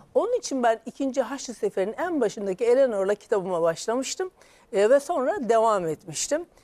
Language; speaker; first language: Turkish; native; Turkish